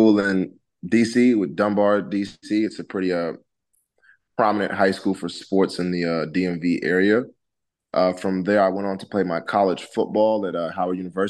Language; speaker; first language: English; native; English